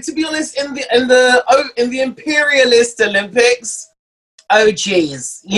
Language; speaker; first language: English; native; English